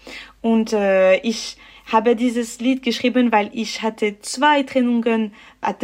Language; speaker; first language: German; non-native, local second language; French